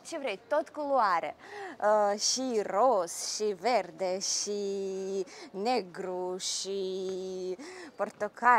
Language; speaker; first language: Romanian; non-native, learner; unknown